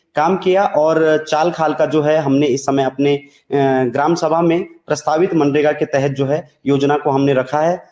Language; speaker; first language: Hindi; native; Hindi